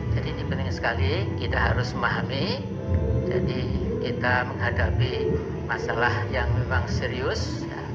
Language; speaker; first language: Indonesian; non-native, local second language; Javanese